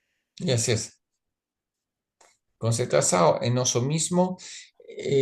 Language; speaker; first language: Spanish; non-native, learner; Italian